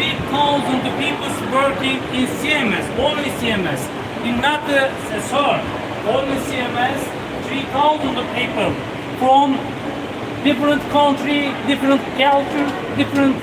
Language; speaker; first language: English; non-native, fluent; Turkish